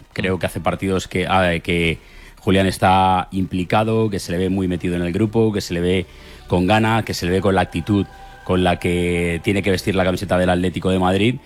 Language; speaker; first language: Spanish; native; Spanish